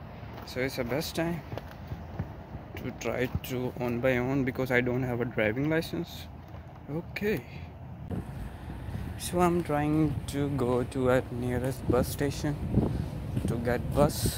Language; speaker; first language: English; non-native, learner; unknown